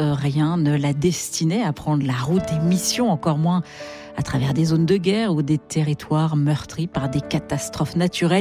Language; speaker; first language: French; native; French